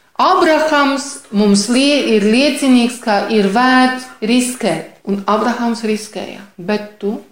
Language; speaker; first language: Latvian; non-native, fluent; Polish